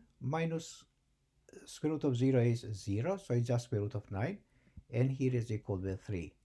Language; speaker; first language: English; non-native, fluent; Albanian